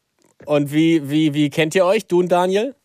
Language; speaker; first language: German; native; German